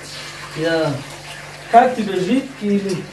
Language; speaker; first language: Russian; non-native, fluent; Tajik